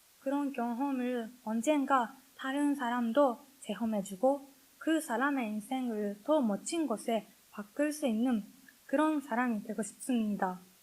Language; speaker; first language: Korean; non-native, learner; Japanese